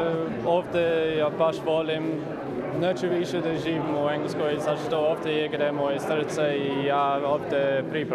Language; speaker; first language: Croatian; early bilingual, heritage; English